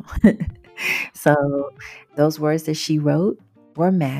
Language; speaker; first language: English; native; English